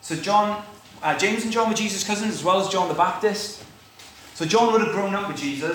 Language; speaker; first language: English; native; English